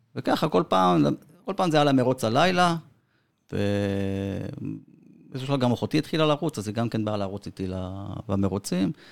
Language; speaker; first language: Hebrew; early bilingual, other home language; Spanish